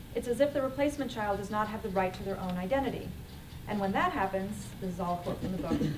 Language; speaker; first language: English; native; English